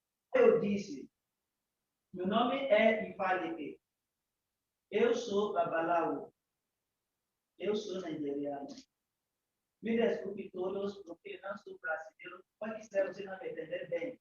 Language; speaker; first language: Portuguese; non-native, learner; Yoruba